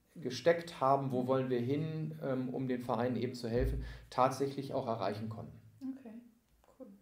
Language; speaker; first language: German; native; German